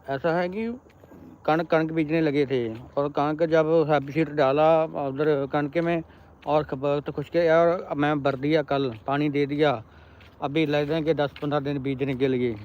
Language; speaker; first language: Hindi; non-native, local second language; Punjabi